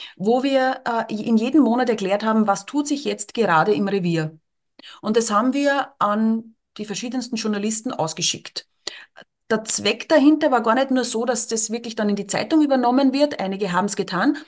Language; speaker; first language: German; native; German